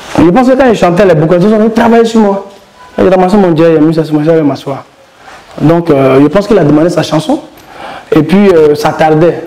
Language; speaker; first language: French; non-native, local second language; Mossi